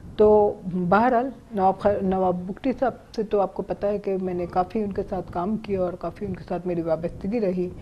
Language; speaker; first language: Urdu; non-native, local second language; Baluchi